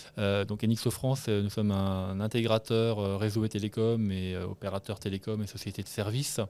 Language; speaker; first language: French; native; French